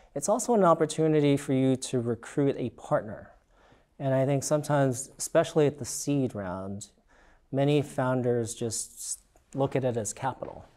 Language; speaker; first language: English; native; English